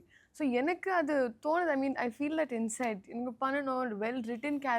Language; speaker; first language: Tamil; non-native, learner; Telugu